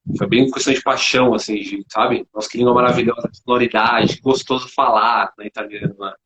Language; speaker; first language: Portuguese; native; Portuguese